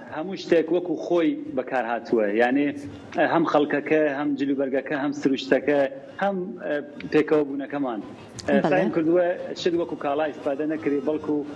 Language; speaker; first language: Central Kurdish; non-native, local second language; Gurani